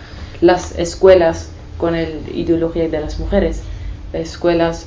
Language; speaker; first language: Spanish; non-native, learner; Kurdish